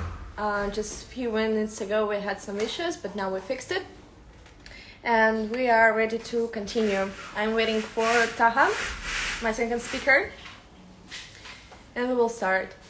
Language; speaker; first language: English; non-native, fluent; Russian